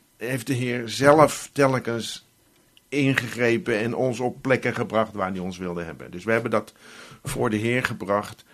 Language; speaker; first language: Dutch; native; Dutch